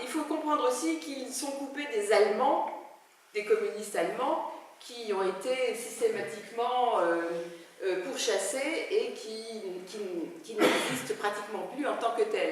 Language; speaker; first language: French; native; French